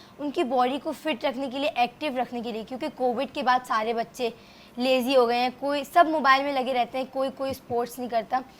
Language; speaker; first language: Urdu; native; Urdu